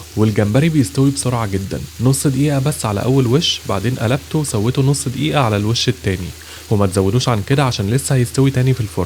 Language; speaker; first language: Arabic; native; Arabic